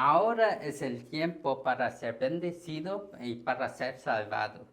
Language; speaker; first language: Spanish; non-native, learner; Korean